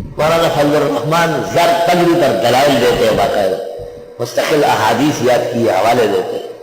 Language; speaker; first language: Urdu; non-native, local second language; Pashto